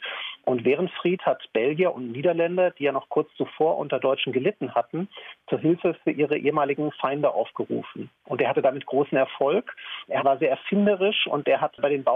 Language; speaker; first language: German; native; German